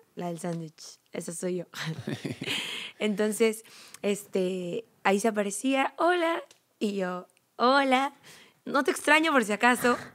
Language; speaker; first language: Spanish; native; Spanish